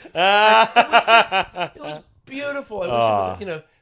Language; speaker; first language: English; native; English